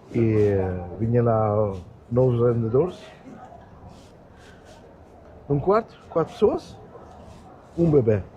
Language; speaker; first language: Portuguese; non-native, learner; German